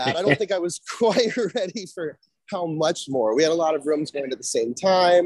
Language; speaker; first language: English; native; English